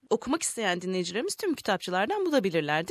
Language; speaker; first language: Turkish; native; Turkish